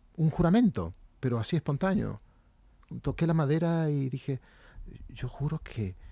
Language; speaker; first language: Spanish; native; Spanish